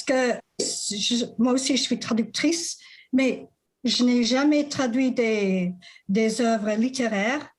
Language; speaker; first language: French; non-native, fluent; English